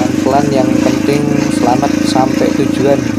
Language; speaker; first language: Indonesian; native; Indonesian